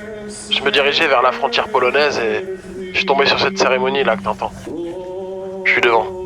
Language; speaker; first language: French; native; French